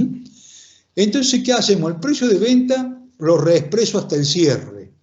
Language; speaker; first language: Spanish; native; Spanish